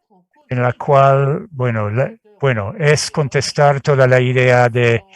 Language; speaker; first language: Spanish; non-native, fluent; French